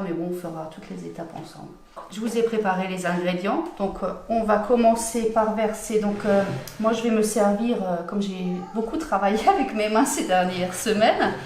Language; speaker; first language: French; native; French